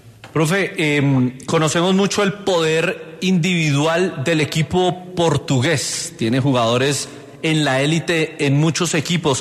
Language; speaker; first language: Spanish; native; Spanish